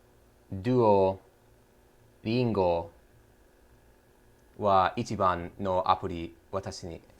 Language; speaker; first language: Japanese; non-native, learner; English